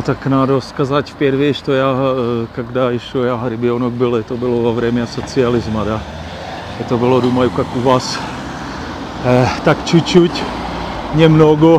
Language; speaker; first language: Russian; non-native, learner; Czech